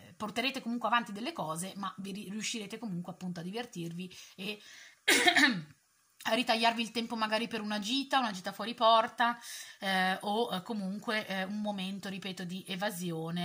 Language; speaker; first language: Italian; native; Italian